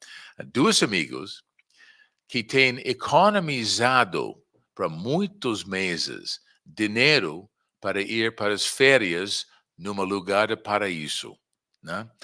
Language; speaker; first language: Portuguese; non-native, fluent; English